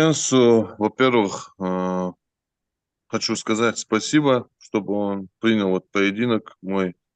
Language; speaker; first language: Russian; native; Russian